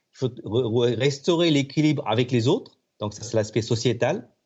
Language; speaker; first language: French; non-native, fluent; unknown